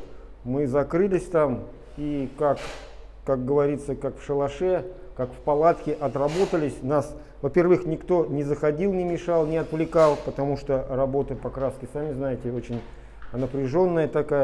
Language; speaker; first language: Russian; native; Russian